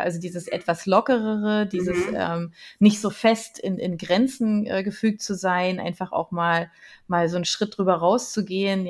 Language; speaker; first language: German; native; German